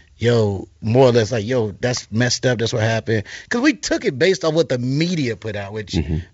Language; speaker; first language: English; native; English